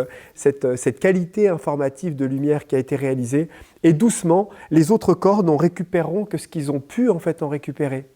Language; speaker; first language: French; native; French